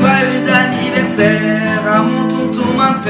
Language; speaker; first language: French; native; French